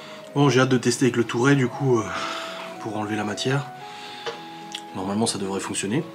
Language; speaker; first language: French; native; French